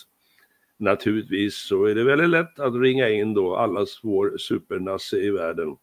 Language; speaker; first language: Swedish; native; Swedish